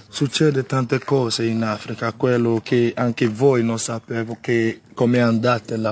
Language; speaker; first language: Italian; non-native, learner; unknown